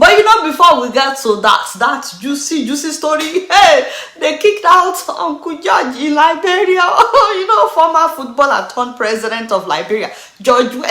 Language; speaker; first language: English; non-native, local second language; Yoruba